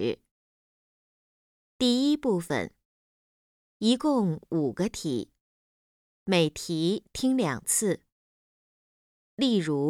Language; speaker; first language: Chinese; native; Chinese